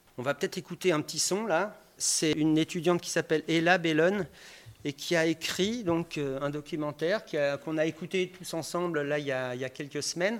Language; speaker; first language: French; native; French